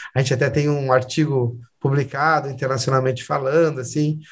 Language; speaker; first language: Portuguese; native; Portuguese